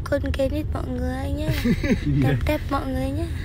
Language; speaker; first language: Vietnamese; non-native, learner; Indonesian